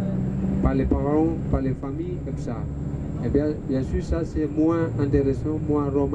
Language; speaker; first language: French; non-native, learner; Balinese